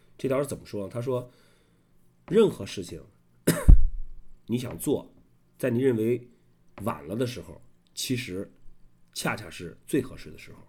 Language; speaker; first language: Chinese; native; Chinese